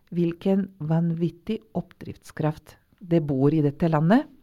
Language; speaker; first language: Norwegian; non-native, fluent; Serbian